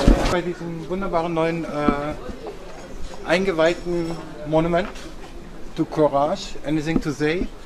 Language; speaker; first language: German; native; German